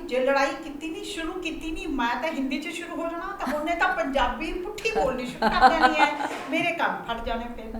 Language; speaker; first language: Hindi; non-native, local second language; Sindhi